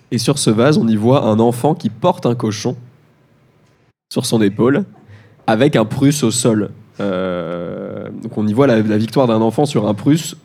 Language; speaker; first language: French; native; French